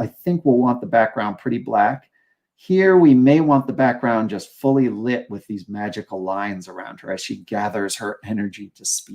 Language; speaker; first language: English; native; English